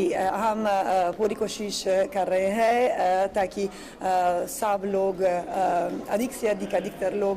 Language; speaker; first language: Hindi; non-native, fluent; Italian